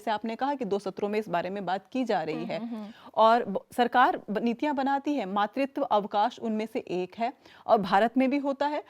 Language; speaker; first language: Hindi; native; Hindi